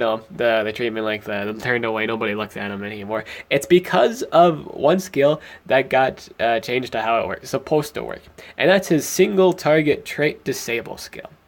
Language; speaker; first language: English; native; English